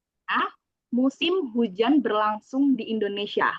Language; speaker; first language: Indonesian; native; Indonesian